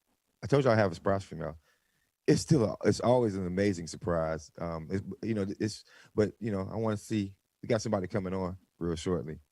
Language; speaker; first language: English; native; English